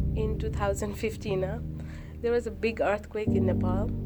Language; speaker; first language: English; non-native, local second language; Nepali